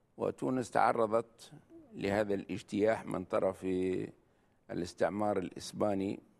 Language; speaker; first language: Arabic; native; Arabic